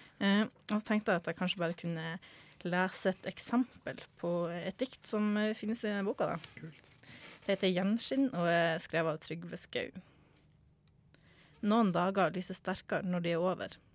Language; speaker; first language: Norwegian; native; Norwegian